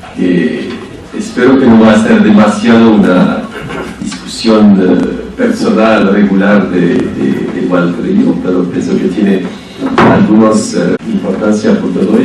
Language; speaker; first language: Spanish; non-native, fluent; French